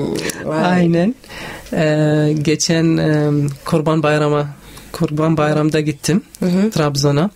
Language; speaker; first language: Turkish; non-native, learner; Arabic